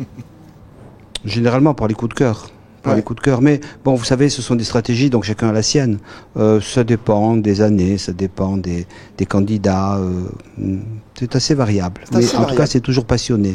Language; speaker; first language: French; native; French